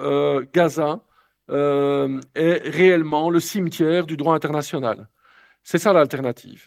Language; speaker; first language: French; native; French